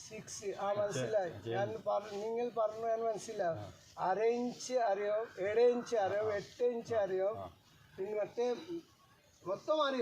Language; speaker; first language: Malayalam; non-native, learner; Bangla